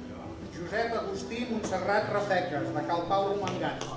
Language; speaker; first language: Catalan; native; Catalan